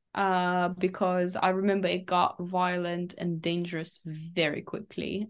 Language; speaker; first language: English; early bilingual, other home language; Ukrainian